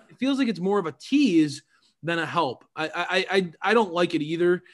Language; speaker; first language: English; native; English